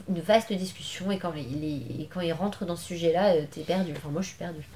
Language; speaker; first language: French; native; French